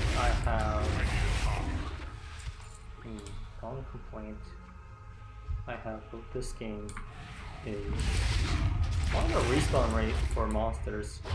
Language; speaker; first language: English; native; English